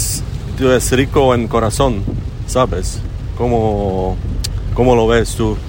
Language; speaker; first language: Spanish; non-native, learner; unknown